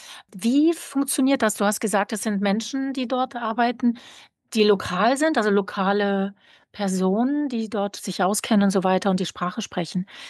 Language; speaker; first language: German; native; German